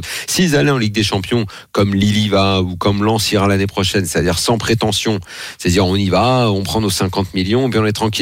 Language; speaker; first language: French; native; French